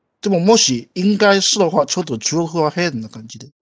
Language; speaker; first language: Japanese; non-native, learner; Chinese